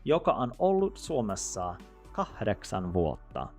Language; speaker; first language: Finnish; non-native, learner; English